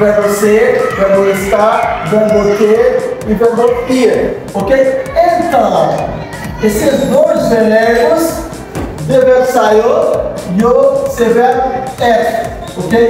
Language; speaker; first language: Portuguese; non-native, fluent; Haitian Creole